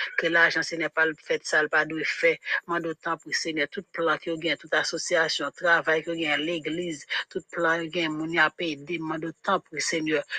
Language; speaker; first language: French; non-native, local second language; Haitian Creole